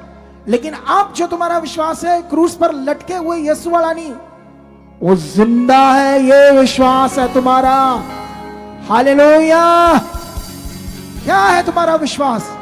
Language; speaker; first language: Hindi; native; Hindi